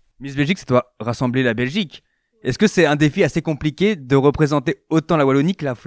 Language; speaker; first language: French; native; French